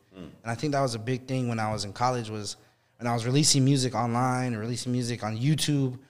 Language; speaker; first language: English; native; English